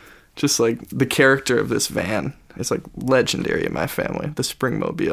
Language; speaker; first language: English; native; English